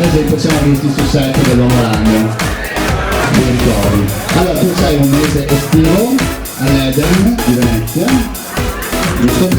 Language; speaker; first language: Italian; native; Italian